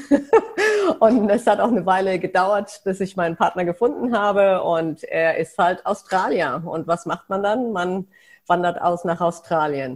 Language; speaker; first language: German; native; German